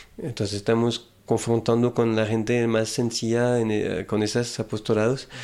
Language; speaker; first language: Spanish; non-native, fluent; French